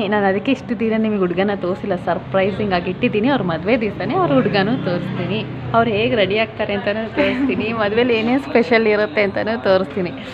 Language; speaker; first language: Kannada; non-native, local second language; Malayalam